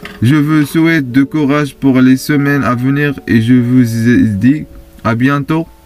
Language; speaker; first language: French; non-native, fluent; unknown